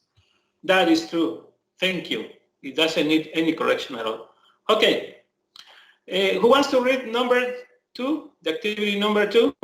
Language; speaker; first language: English; non-native, fluent; Spanish